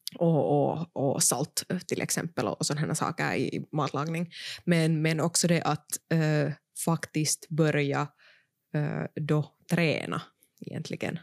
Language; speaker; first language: Swedish; native; Swedish